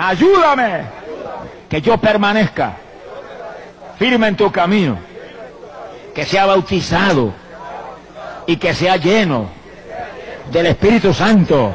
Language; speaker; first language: Spanish; native; Spanish